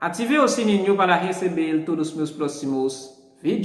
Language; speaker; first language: Portuguese; non-native, fluent; Haitian Creole